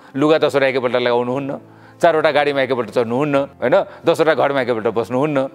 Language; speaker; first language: Nepali; non-native, local second language; Maithili